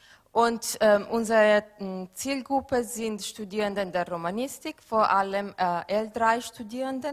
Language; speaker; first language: German; non-native, fluent; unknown